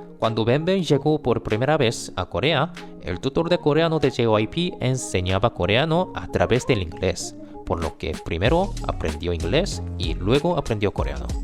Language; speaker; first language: Spanish; non-native, fluent; Korean